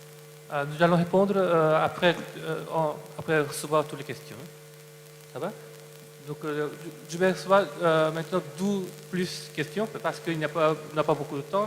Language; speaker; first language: French; non-native, fluent; Korean